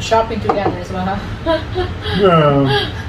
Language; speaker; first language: English; non-native, fluent; Vietnamese